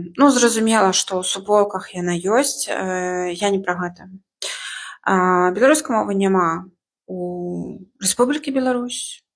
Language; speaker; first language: Belarusian; non-native, local second language; Russian